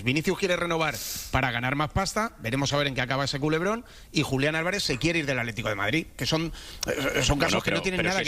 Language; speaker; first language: Spanish; native; Spanish